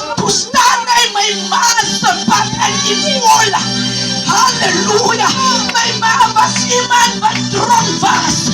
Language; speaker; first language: Afrikaans; non-native, local second language; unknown